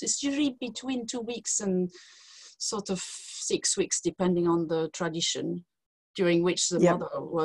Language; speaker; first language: English; non-native, fluent; French